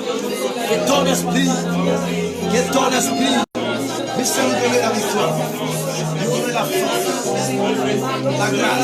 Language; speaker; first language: French; non-native, local second language; Lingala